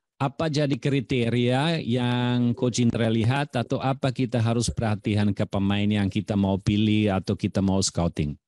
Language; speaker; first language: Indonesian; non-native, fluent; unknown